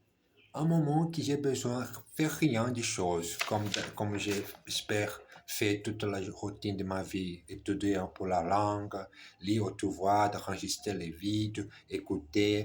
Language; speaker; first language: French; non-native, learner; Portuguese